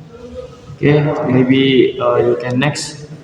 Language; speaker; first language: English; non-native, learner; Indonesian